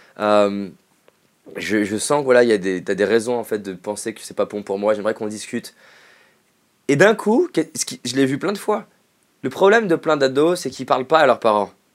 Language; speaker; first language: French; native; French